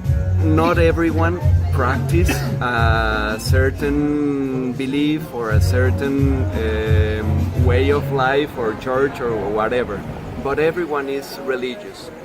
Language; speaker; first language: English; non-native, fluent; Spanish